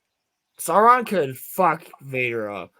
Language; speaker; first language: English; native; English